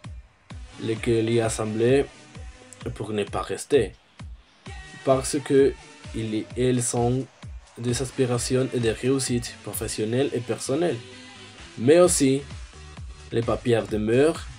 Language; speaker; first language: French; non-native, learner; Spanish